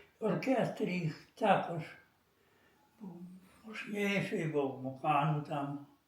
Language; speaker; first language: Ukrainian; native; Ukrainian